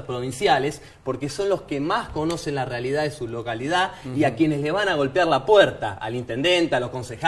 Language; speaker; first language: Spanish; native; Spanish